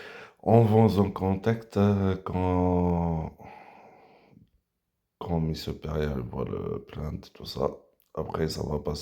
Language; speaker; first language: French; non-native, learner; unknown